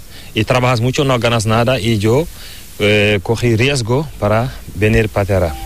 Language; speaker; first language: Spanish; non-native, learner; Fula